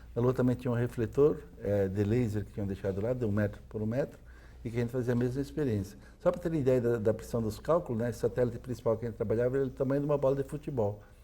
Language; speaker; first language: Portuguese; native; Portuguese